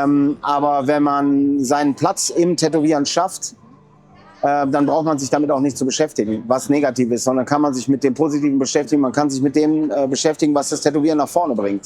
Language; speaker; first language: German; native; German